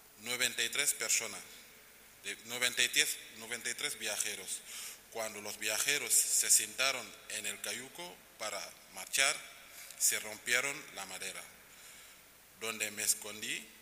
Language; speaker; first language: Spanish; non-native, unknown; Wolof